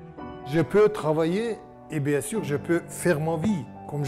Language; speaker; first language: French; non-native, learner; Chechen